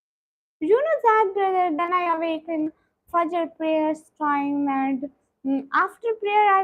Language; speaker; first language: English; non-native, learner; Punjabi